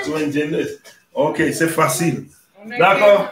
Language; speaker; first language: Spanish; non-native, learner; Haitian Creole